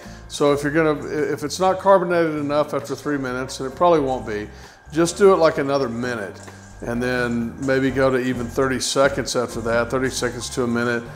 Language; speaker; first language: English; native; English